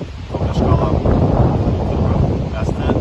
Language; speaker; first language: Polish; non-native, learner; Lithuanian